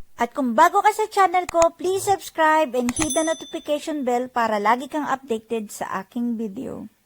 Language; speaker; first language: Filipino; non-native, local second language; Cebuano